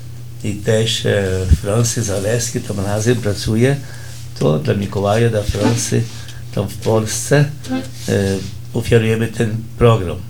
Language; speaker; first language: Polish; early bilingual, heritage; Portuguese